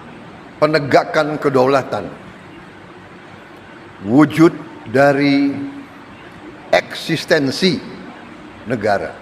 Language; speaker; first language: Indonesian; native; Indonesian